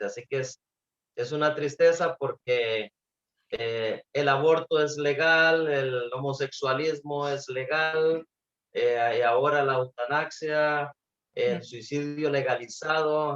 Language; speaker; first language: Spanish; non-native, fluent; Portuguese